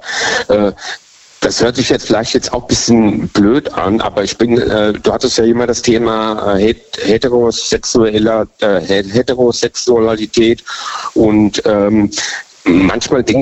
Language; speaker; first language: German; native; German